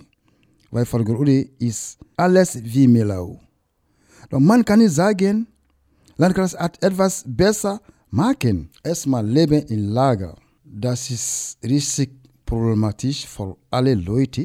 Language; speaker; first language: German; non-native, learner; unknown